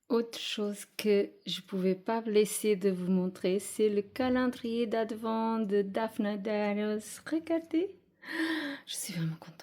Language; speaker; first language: French; non-native, fluent; Portuguese